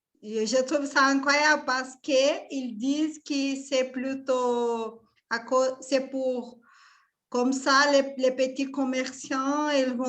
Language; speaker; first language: French; non-native, fluent; Portuguese